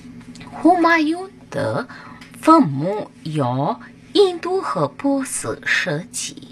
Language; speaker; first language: Chinese; non-native, fluent; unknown